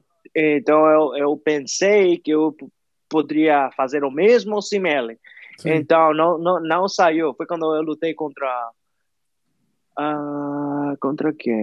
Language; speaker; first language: Portuguese; non-native, fluent; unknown